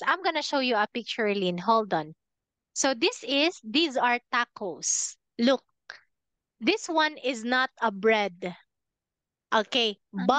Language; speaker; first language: English; non-native, fluent; Filipino